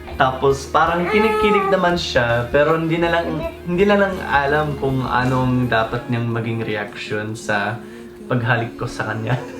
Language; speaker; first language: Filipino; non-native, fluent; English